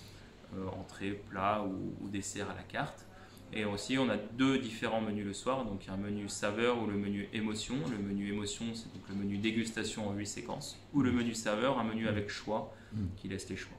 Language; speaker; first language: French; native; French